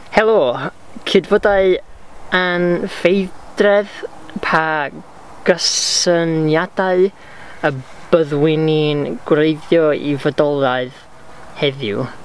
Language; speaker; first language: Welsh; non-native, local second language; English